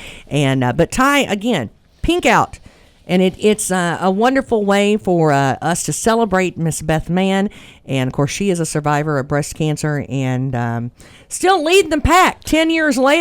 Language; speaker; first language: English; native; English